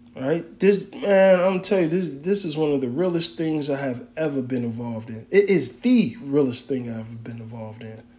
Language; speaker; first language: English; native; English